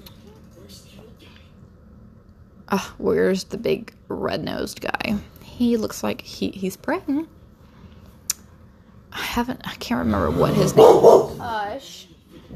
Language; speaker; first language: English; non-native, fluent; Portuguese